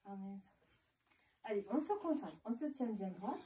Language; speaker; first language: French; native; French